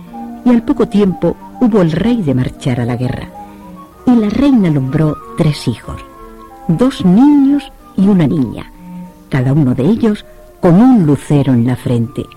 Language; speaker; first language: Spanish; native; Spanish